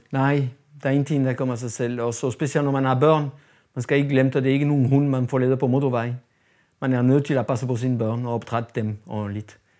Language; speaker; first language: Danish; non-native, fluent; French